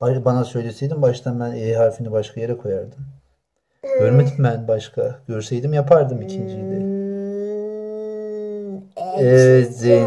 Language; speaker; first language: Turkish; native; Turkish